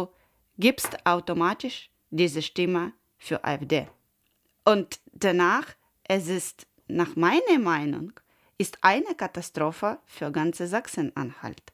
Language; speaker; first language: German; non-native, learner; Ukrainian